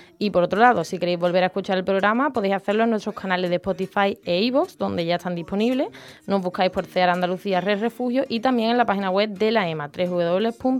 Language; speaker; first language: Spanish; native; Spanish